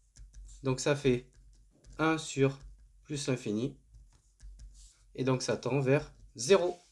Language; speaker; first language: French; native; French